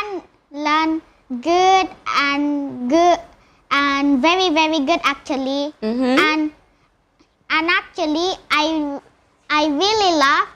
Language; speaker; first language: English; non-native, learner; Indonesian